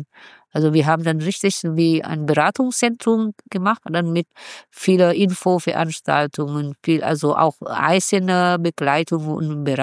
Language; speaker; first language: German; non-native, fluent; Vietnamese